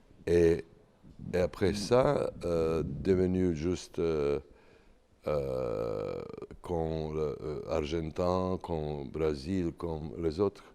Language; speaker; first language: French; non-native, learner; Serbian